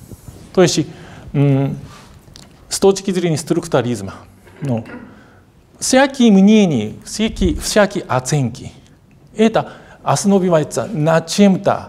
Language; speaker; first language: Russian; non-native, fluent; Japanese